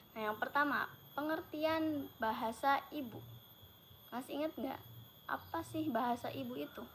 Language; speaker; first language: Indonesian; non-native, local second language; Javanese